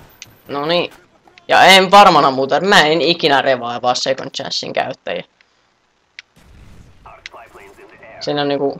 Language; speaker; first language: Finnish; native; Finnish